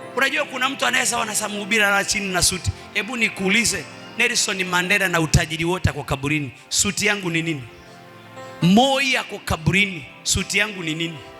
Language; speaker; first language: Swahili; non-native, local second language; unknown